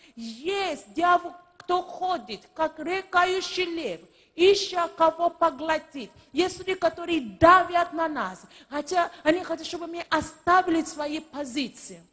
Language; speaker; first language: Russian; non-native, fluent; Yoruba